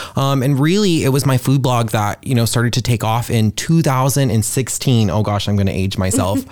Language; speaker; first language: English; native; English